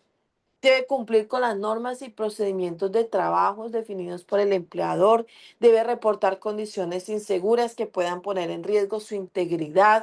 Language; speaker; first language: Spanish; native; Spanish